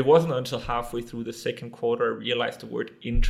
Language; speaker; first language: English; non-native, fluent; Danish